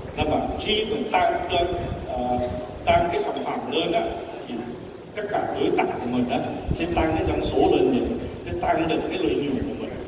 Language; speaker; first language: Vietnamese; non-native, fluent; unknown